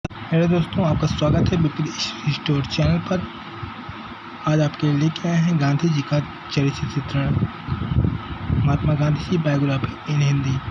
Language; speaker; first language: Hindi; native; Hindi